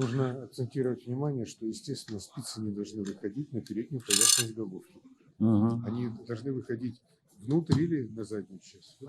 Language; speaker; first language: Russian; native; Russian